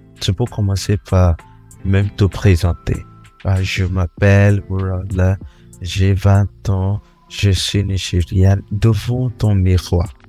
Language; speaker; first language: French; non-native, fluent; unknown